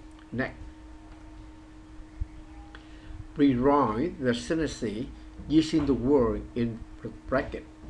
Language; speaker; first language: English; non-native, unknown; Vietnamese